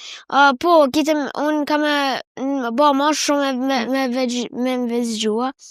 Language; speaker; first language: Albanian; early bilingual, heritage; Albanian